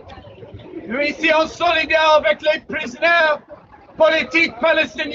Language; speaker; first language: French; non-native, learner; English